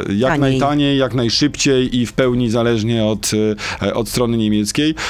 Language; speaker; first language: Polish; native; Polish